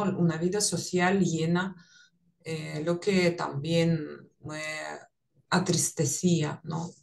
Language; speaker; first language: Spanish; non-native, fluent; Russian